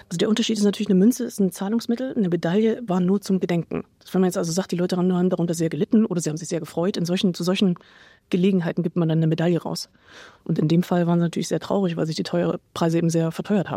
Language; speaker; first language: German; native; German